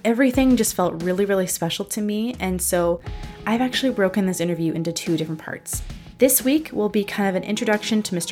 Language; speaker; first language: English; native; English